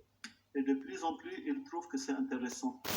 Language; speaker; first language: French; non-native, local second language; Arabic